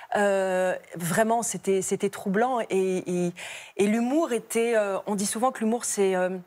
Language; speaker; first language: French; native; French